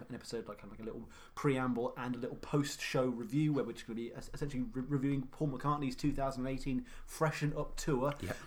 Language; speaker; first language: English; native; English